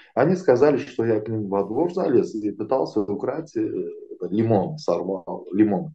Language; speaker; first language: Russian; non-native, local second language; Azerbaijani